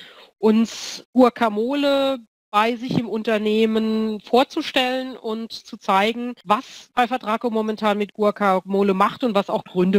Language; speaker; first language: German; native; German